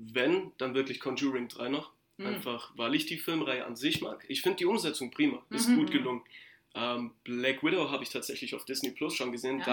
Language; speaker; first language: German; native; German